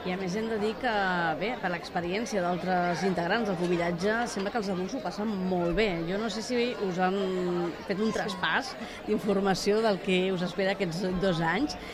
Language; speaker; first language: Catalan; native; Catalan